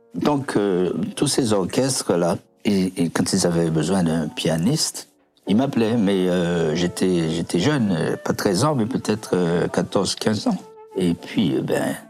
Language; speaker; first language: French; native; French